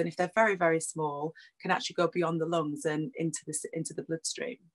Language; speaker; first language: English; native; English